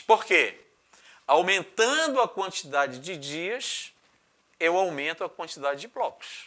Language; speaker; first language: Portuguese; native; Portuguese